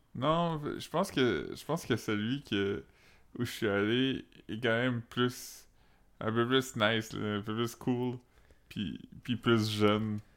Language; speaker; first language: French; native; French